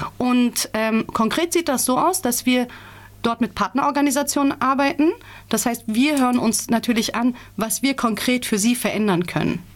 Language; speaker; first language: German; early bilingual, other home language; Turkish